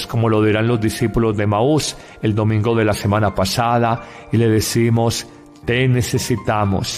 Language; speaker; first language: Spanish; native; Spanish